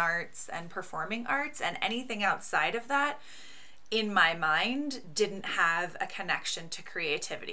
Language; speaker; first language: English; native; English